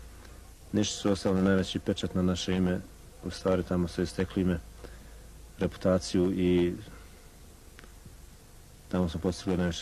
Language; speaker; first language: Bosnian; native; Bosnian